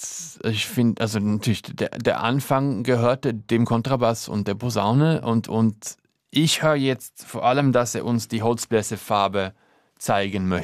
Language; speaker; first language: German; native; German